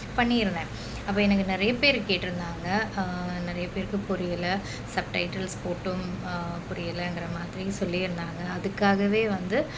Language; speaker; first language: Tamil; non-native, local second language; Malayalam